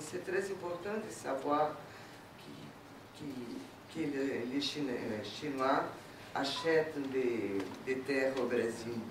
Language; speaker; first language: French; non-native, fluent; Portuguese